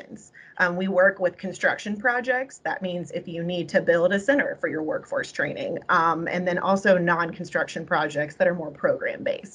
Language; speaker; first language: English; native; English